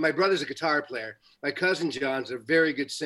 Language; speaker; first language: English; native; English